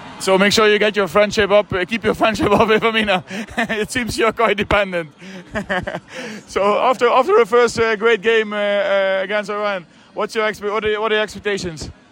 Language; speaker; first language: English; non-native, fluent; Dutch